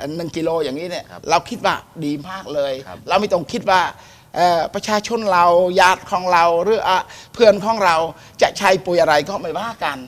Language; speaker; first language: Thai; non-native, fluent; Khmer